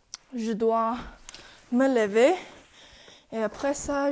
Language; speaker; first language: French; non-native, learner; English